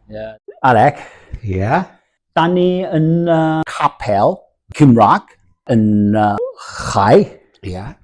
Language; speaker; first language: Welsh; non-native, learner; Cantonese